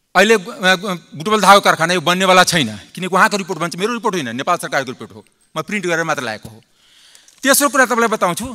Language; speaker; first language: Nepali; non-native, local second language; Maithili